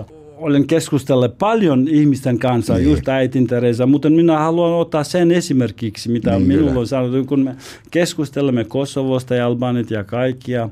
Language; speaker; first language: Finnish; non-native, learner; Albanian